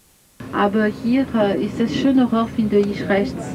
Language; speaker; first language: German; non-native, fluent; French